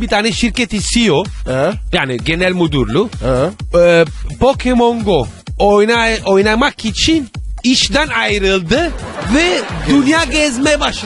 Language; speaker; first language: Turkish; non-native, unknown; Italian